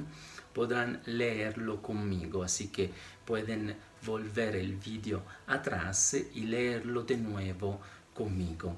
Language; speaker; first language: Spanish; non-native, fluent; Italian